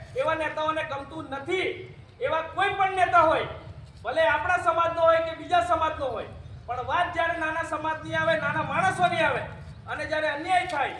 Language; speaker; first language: Gujarati; non-native, local second language; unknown